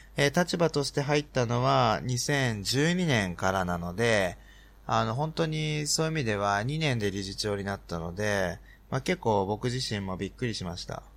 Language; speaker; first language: Japanese; native; Japanese